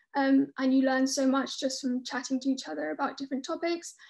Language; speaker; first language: English; native; English